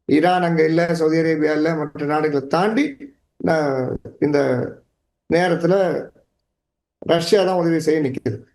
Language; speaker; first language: Tamil; native; Tamil